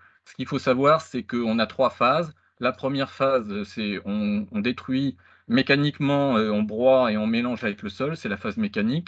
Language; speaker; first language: French; native; French